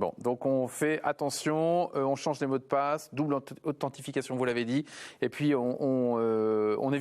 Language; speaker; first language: French; native; French